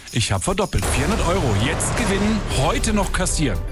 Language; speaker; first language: German; native; German